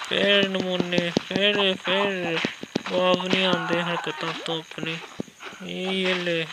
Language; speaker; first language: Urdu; non-native, local second language; Punjabi